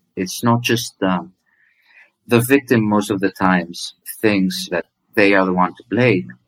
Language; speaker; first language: English; non-native, fluent; Greek